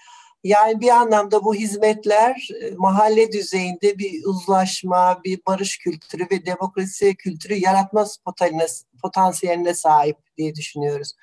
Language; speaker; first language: Turkish; native; Turkish